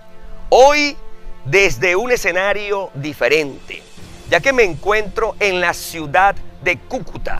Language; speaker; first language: Spanish; native; Spanish